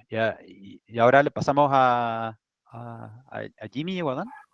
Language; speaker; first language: Spanish; native; Spanish